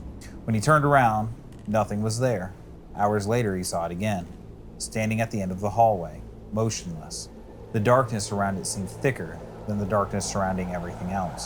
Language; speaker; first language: English; native; English